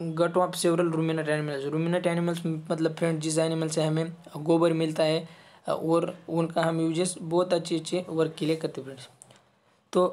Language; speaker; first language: Hindi; non-native, local second language; Marathi